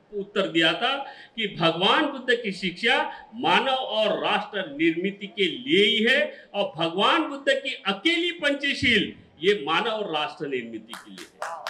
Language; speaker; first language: Hindi; non-native, local second language; Marathi